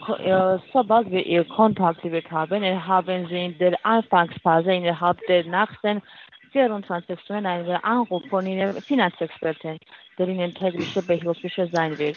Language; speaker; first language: German; non-native, learner; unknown